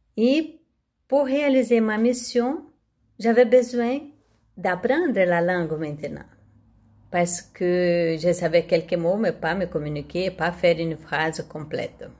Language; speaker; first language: French; non-native, learner; Portuguese